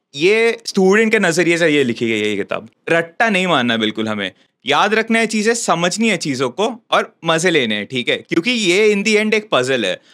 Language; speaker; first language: Hindi; non-native, local second language; Bangla